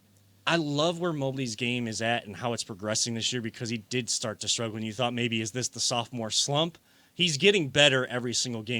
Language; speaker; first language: English; native; English